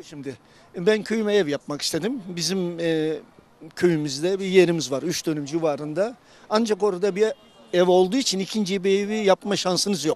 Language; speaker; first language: Turkish; native; Turkish